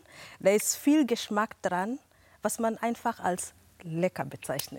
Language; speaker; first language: German; non-native, fluent; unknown